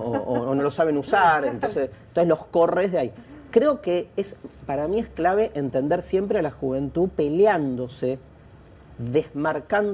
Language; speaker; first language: Spanish; native; Spanish